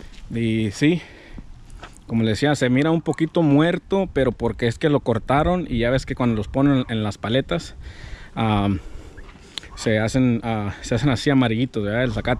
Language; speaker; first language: Spanish; early bilingual, heritage; Spanish